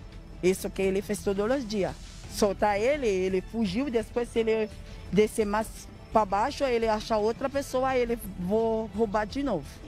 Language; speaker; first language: Portuguese; non-native, learner; Haitian Creole